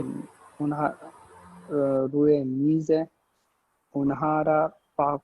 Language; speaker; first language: Persian; non-native, learner; Urdu